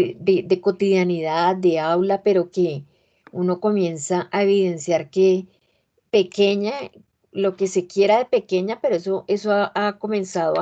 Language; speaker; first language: Spanish; native; Spanish